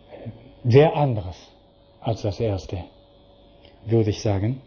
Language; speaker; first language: German; non-native, fluent; Japanese